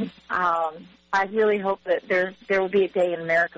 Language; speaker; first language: English; native; English